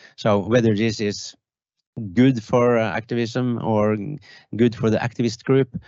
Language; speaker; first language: English; non-native, fluent; Norwegian